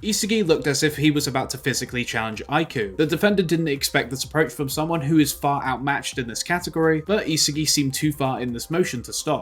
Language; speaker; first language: English; native; English